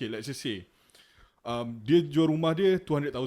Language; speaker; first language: Malay; native; Malay